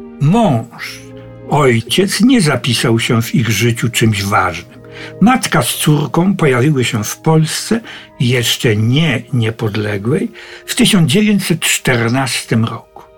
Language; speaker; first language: Polish; native; Polish